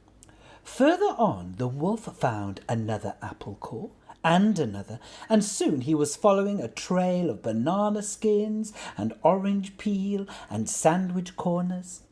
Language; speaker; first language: English; native; English